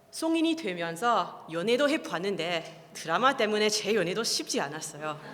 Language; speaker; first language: Korean; non-native, fluent; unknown